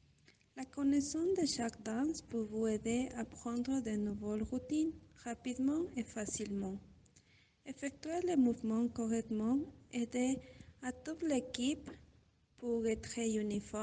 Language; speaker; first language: French; non-native, learner; Spanish